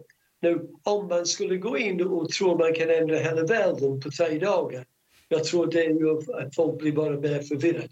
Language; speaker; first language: Swedish; non-native, fluent; English